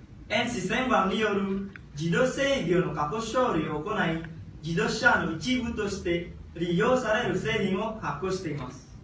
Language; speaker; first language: Japanese; non-native, learner; Indonesian